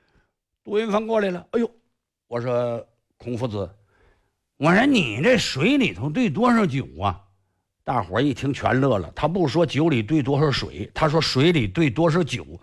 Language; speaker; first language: Chinese; native; Chinese